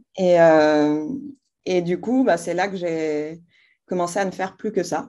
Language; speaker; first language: French; non-native, local second language; Arabic